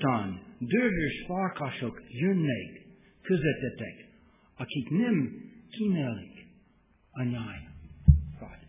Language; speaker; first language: Hungarian; non-native, fluent; English